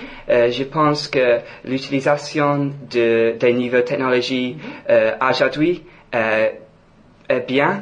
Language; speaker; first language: French; non-native, fluent; English